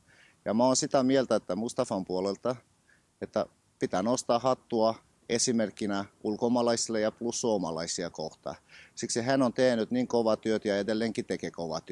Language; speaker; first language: Finnish; non-native, fluent; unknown